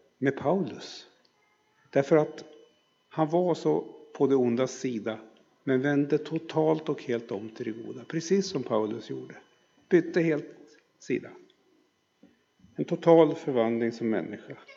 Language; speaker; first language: Swedish; native; Swedish